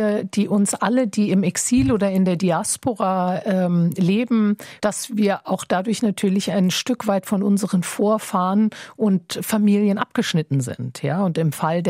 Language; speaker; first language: German; native; German